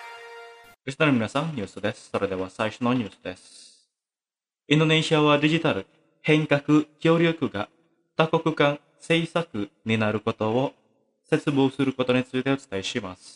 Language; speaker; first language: Japanese; non-native, fluent; Indonesian